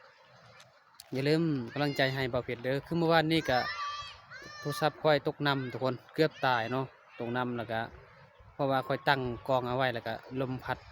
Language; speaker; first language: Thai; non-native, local second language; Northeastern Thai